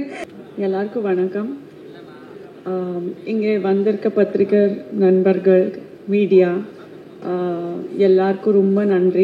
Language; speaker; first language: Tamil; non-native, fluent; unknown